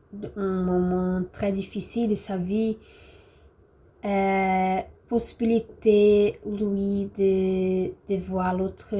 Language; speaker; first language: French; non-native, learner; Portuguese